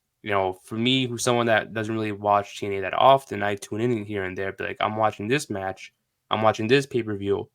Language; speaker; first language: English; native; English